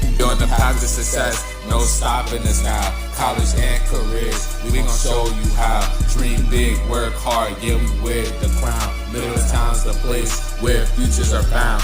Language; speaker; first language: English; native; English